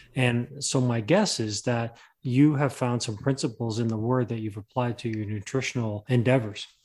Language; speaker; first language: English; native; English